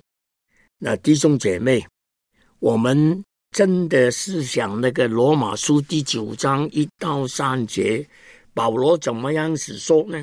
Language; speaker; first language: Chinese; non-native, local second language; Cantonese